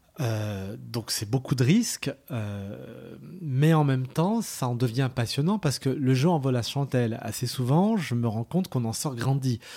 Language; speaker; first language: French; early bilingual, other home language; Arabic